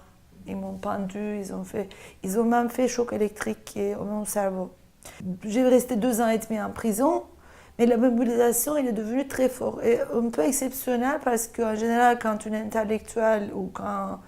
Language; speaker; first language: French; non-native, fluent; Turkish